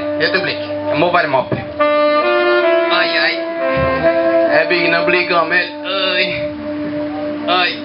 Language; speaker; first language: Norwegian; non-native, learner; Portuguese